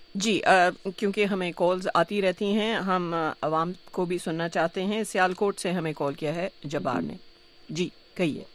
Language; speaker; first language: Urdu; native; Urdu